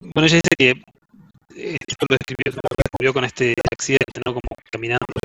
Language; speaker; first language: Spanish; native; Spanish